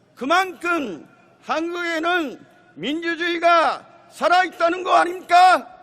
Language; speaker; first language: Korean; non-native, fluent; Japanese